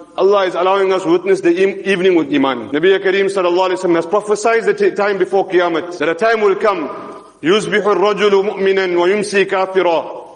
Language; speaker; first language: English; native; English